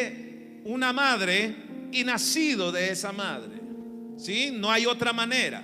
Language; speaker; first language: Spanish; native; Spanish